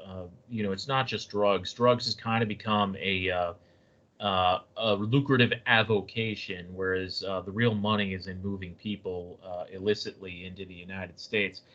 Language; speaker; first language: English; native; English